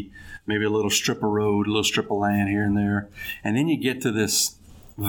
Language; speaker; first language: English; native; English